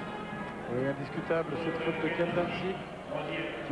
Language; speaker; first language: French; native; French